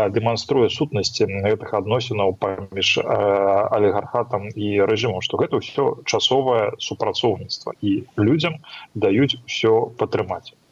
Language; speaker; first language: Belarusian; non-native, local second language; Russian